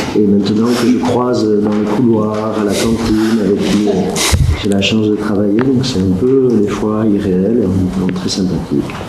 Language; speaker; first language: French; native; French